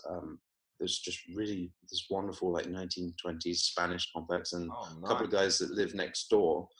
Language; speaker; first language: English; native; English